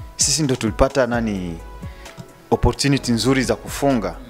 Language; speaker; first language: Swahili; native; Swahili